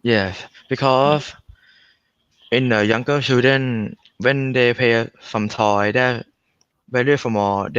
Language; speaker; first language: English; non-native, learner; Thai